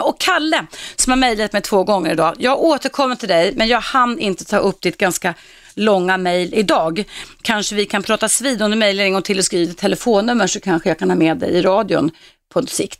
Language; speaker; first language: Swedish; native; Swedish